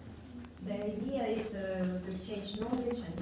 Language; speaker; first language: English; non-native, fluent; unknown